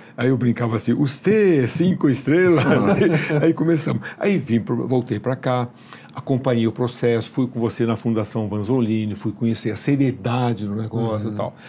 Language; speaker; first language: Portuguese; early bilingual, other home language; Hungarian